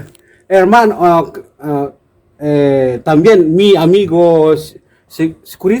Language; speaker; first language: Spanish; non-native, learner; Indonesian